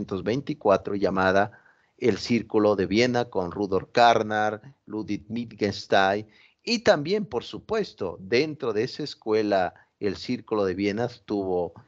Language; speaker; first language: Spanish; native; Spanish